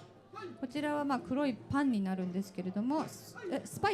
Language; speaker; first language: Japanese; native; Japanese